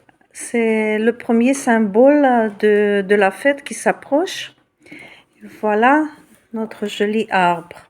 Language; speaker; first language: French; non-native, fluent; Russian